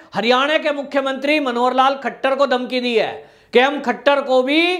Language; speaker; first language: Hindi; native; Hindi